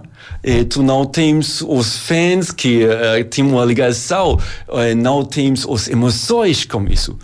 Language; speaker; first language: Portuguese; non-native, learner; German